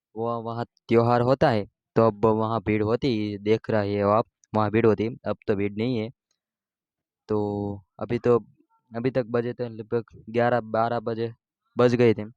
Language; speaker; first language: Hindi; non-native, local second language; Gujarati